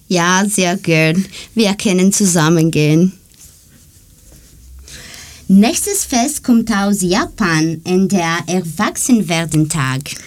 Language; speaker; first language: German; non-native, learner; Greek